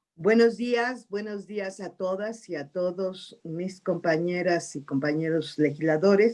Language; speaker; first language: Spanish; native; Spanish